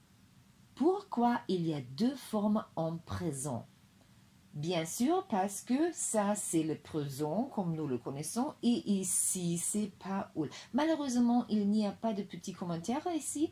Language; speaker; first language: French; non-native, fluent; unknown